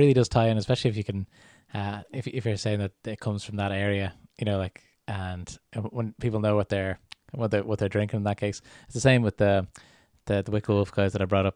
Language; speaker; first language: English; native; English